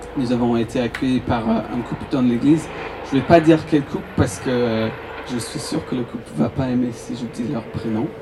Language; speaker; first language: French; non-native, fluent; English